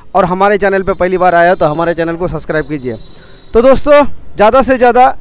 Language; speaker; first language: Hindi; non-native, local second language; Bangla